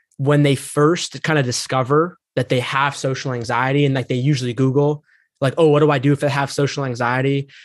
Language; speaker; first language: English; native; English